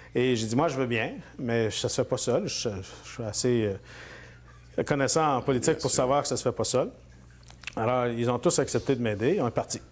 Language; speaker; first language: French; native; French